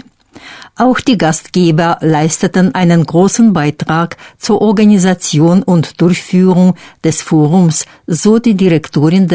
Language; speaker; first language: German; non-native, fluent; Russian